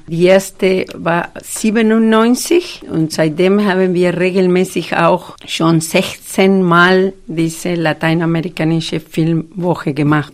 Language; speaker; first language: German; non-native, fluent; Spanish